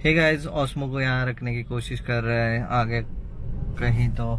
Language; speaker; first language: Hindi; non-native, local second language; Marathi